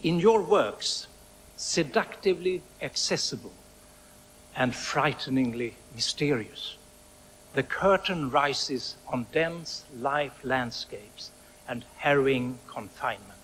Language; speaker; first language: English; non-native, fluent; Swedish